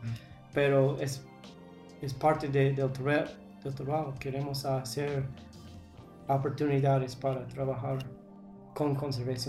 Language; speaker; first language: Spanish; non-native, learner; English